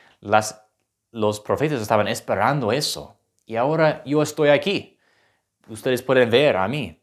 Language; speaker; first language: Spanish; non-native, learner; English